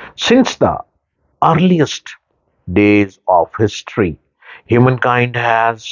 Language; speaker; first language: English; non-native, local second language; Urdu